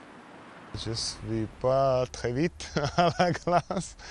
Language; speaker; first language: French; non-native, learner; Slovak